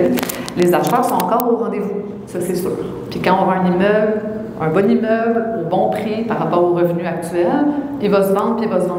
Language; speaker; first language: French; native; French